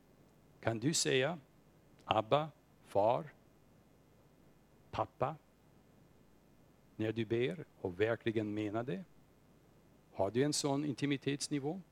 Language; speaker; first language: Swedish; non-native, fluent; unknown